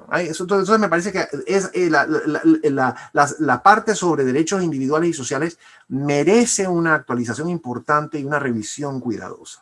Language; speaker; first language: Spanish; native; Spanish